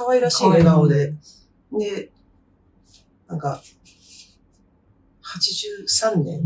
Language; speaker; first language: Japanese; native; Japanese